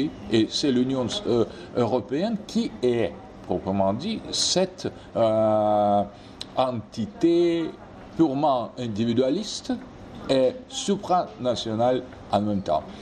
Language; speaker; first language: French; non-native, fluent; Russian